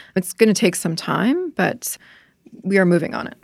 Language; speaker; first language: English; native; English